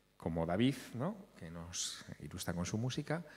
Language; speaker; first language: Spanish; native; Spanish